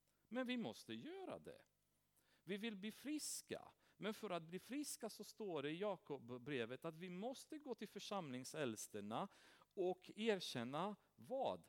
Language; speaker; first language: Swedish; non-native, fluent; Romanian